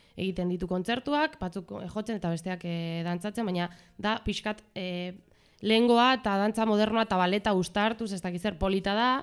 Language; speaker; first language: Basque; non-native, local second language; Spanish